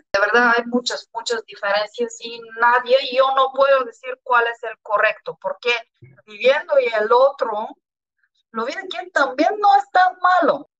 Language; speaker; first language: Spanish; non-native, fluent; Bulgarian